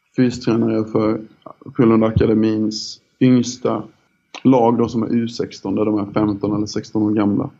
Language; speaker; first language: Swedish; native; Swedish